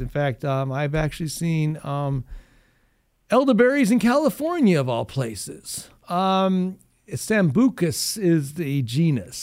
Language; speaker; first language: English; native; English